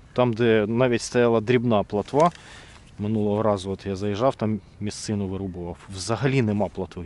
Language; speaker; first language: Ukrainian; native; Ukrainian